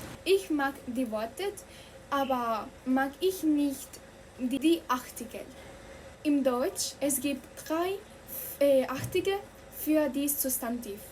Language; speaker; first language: German; non-native, learner; Spanish